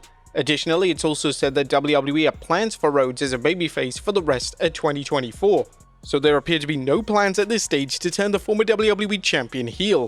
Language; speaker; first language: English; native; English